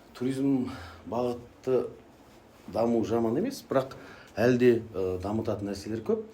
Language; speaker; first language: Kazakh; native; Kazakh